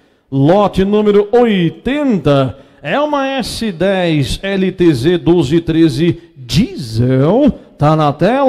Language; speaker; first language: Portuguese; native; Portuguese